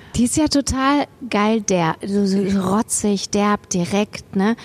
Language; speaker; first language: German; native; German